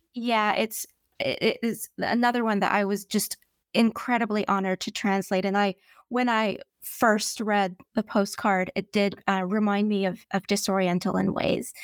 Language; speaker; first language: English; native; English